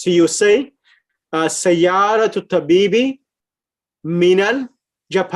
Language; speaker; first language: Arabic; non-native, fluent; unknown